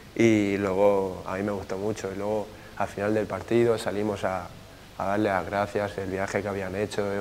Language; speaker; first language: Spanish; native; Spanish